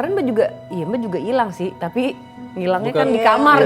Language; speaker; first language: Indonesian; native; Indonesian